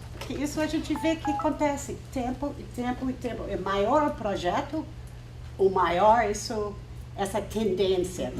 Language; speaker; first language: Portuguese; non-native, fluent; English